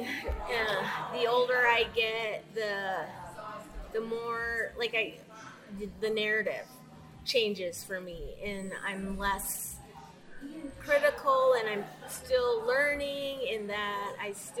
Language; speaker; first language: English; native; English